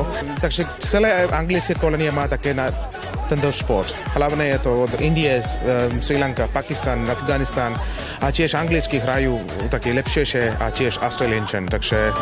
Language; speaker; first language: Slovak; non-native, learner; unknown